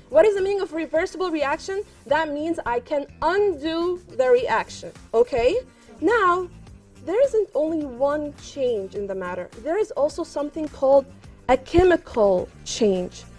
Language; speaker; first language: English; non-native, fluent; Arabic